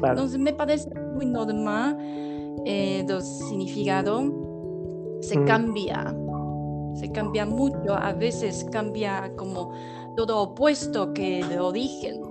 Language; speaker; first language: Spanish; non-native, learner; Chinese